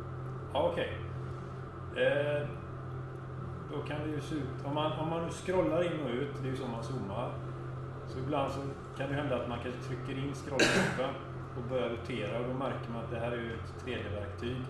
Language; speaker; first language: Swedish; native; Swedish